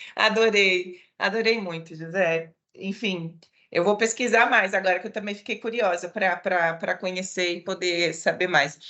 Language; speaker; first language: Portuguese; native; Portuguese